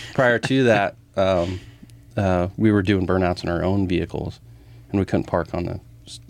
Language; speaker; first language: English; native; English